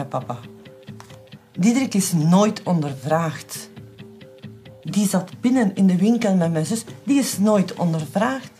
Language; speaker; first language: Dutch; native; Dutch